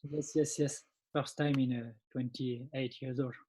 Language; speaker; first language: English; non-native, learner; French